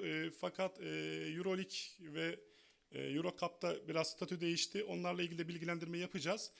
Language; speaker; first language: Turkish; native; Turkish